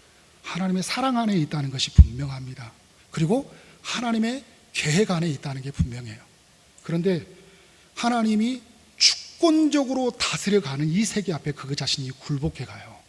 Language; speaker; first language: Korean; native; Korean